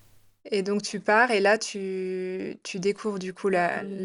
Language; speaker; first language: French; native; French